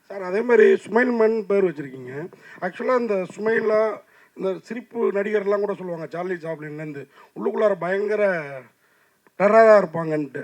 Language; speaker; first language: Tamil; native; Tamil